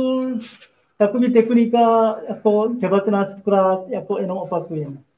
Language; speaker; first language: Czech; non-native, learner; Korean